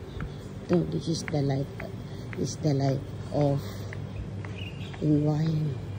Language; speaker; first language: English; non-native, learner; Filipino